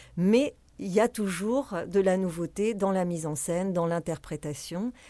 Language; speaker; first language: French; native; French